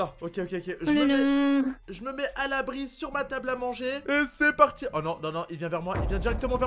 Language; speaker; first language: French; native; French